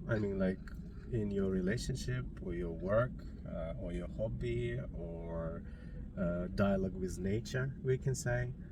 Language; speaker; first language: English; non-native, fluent; Ukrainian